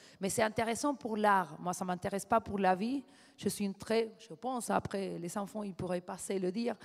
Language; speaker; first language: French; non-native, fluent; Spanish